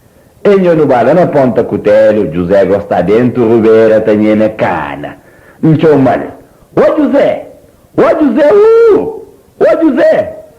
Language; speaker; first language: Portuguese; non-native, local second language; Kabuverdianu